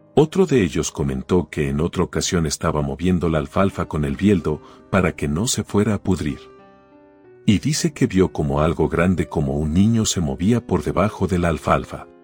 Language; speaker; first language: Spanish; native; Spanish